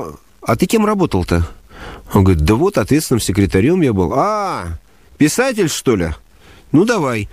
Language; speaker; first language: Russian; native; Russian